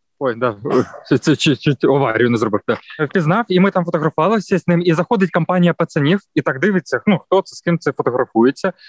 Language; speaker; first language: Ukrainian; non-native, local second language; Russian